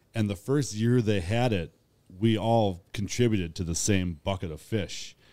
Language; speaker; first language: English; native; English